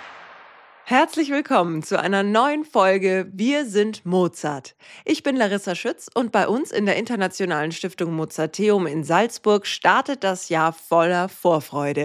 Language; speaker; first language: German; native; German